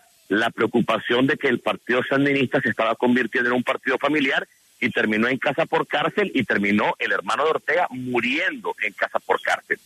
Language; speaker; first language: Spanish; native; Spanish